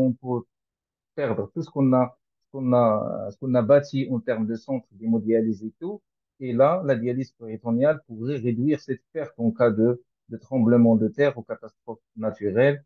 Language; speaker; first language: French; non-native, local second language; Arabic